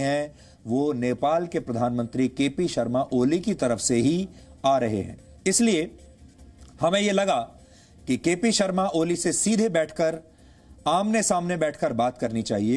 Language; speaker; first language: Hindi; native; Hindi